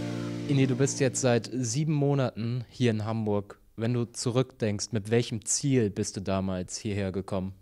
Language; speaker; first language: German; native; German